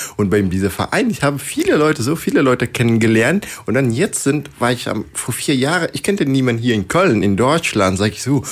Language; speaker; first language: German; non-native, learner; Persian